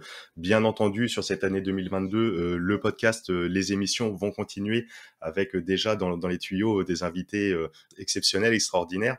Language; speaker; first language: French; native; French